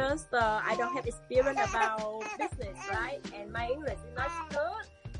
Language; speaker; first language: English; non-native, learner; Vietnamese